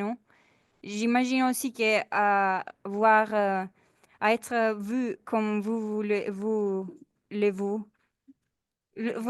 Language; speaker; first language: French; non-native, fluent; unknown